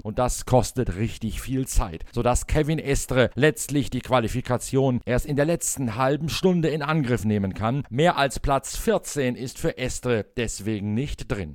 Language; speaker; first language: German; native; German